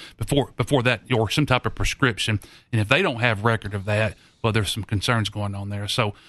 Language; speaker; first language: English; native; English